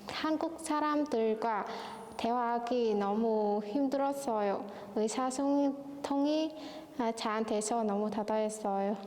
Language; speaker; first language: Korean; non-native, learner; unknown